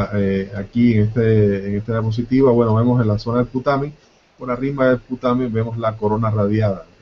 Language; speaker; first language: Spanish; native; Spanish